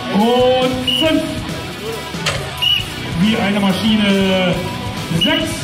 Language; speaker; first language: German; native; German